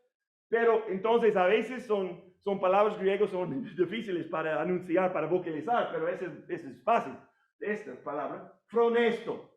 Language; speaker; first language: Spanish; non-native, fluent; English